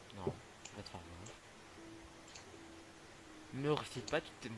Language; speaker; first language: French; native; French